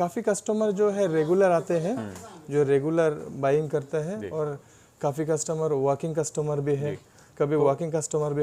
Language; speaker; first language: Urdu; non-native, fluent; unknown